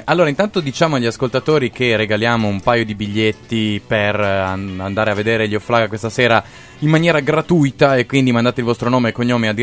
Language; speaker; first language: Italian; native; Italian